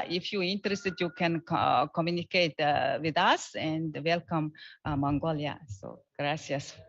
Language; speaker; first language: English; non-native, learner; Mongolian